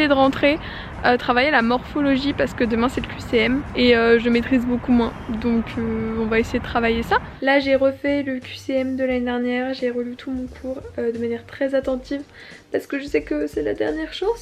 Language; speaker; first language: French; native; French